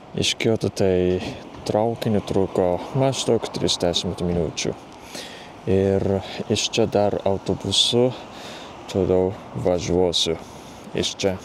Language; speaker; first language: Lithuanian; non-native, fluent; Japanese